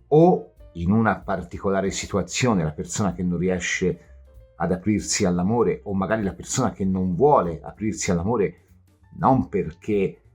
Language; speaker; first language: Italian; native; Italian